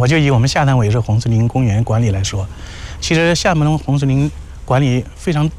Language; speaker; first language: Chinese; native; Chinese